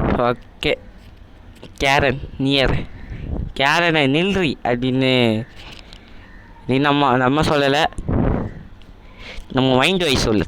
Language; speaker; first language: Tamil; native; Tamil